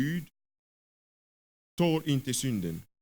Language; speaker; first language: Swedish; non-native, fluent; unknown